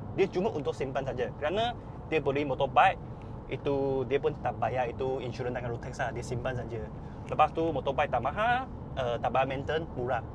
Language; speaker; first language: Malay; non-native, local second language; Chinese